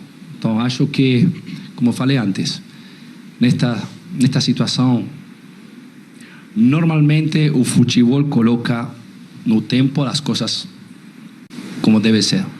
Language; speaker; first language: Portuguese; non-native, learner; Spanish